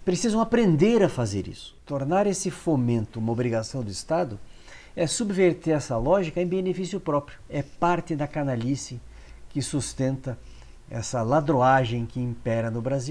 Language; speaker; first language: Portuguese; native; Portuguese